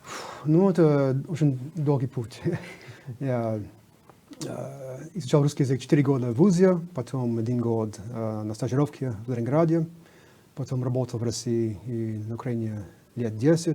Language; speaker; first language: Russian; non-native, fluent; English